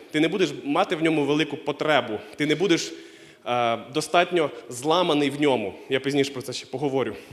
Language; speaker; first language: Ukrainian; non-native, local second language; Russian